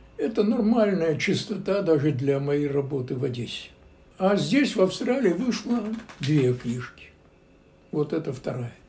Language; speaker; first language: Russian; native; Russian